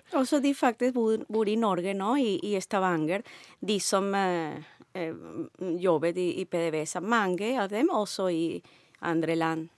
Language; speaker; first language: Norwegian; non-native, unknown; Spanish